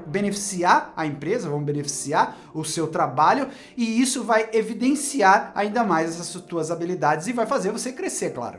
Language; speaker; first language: Portuguese; native; Portuguese